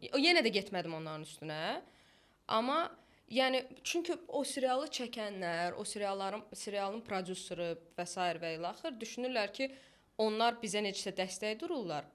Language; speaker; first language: Azerbaijani; non-native, local second language; Russian